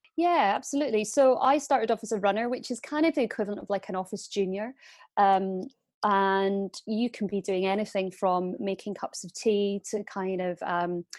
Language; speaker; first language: English; native; English